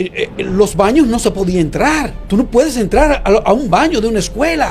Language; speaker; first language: Spanish; native; Spanish